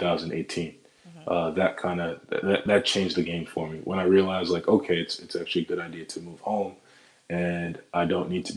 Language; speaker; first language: English; native; English